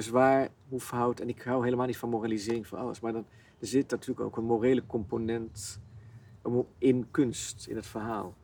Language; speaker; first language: Dutch; native; Dutch